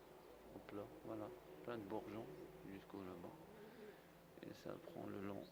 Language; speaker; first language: French; non-native, fluent; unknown